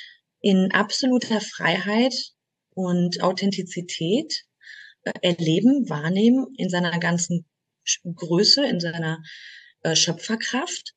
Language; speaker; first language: German; native; German